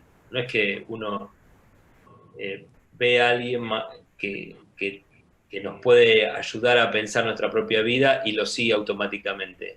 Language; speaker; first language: Spanish; native; Spanish